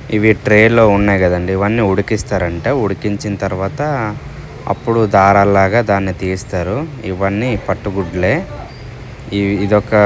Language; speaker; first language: Telugu; native; Telugu